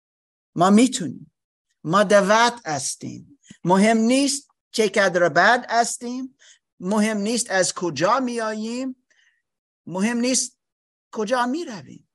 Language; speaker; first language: Persian; non-native, fluent; English